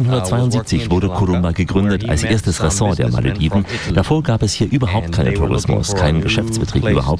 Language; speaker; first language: German; native; German